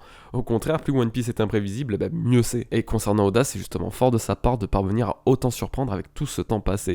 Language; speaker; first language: French; native; French